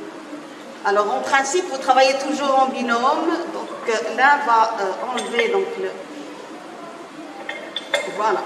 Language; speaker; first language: French; non-native, local second language; Arabic